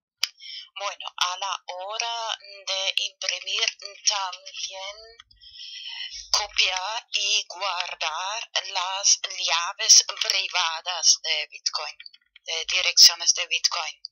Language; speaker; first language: Spanish; non-native, fluent; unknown